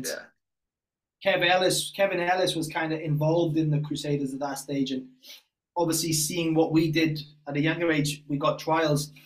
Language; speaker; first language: English; native; English